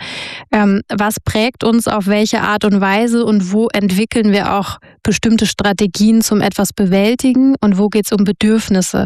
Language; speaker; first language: German; native; German